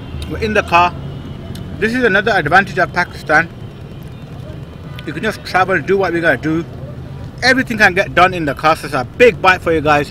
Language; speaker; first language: English; early bilingual, other home language; Hindi